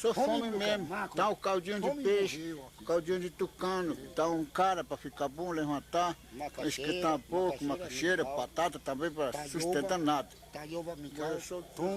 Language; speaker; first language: Portuguese; non-native, local second language; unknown